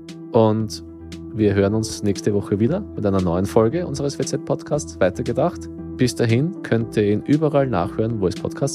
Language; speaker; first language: German; native; German